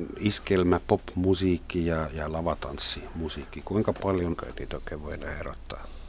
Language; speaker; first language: Finnish; non-native, fluent; German